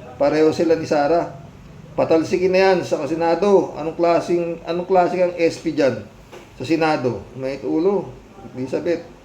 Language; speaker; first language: Filipino; native; Filipino